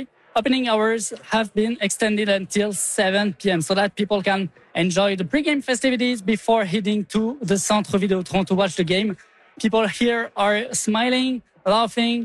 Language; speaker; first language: English; non-native, fluent; French